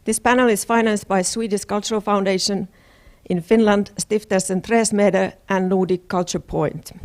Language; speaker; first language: English; non-native, fluent; Finnish